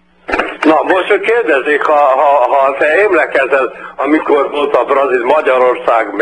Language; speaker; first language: Hungarian; early bilingual, heritage; Portuguese